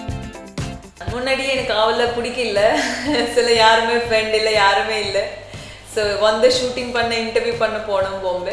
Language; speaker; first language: Tamil; non-native, learner; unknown